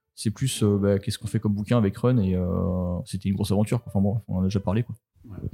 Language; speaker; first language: French; native; French